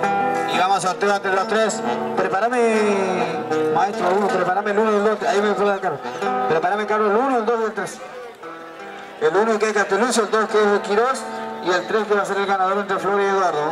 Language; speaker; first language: Spanish; native; Spanish